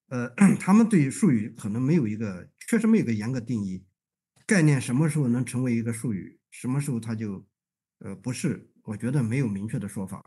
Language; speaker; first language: Chinese; native; Chinese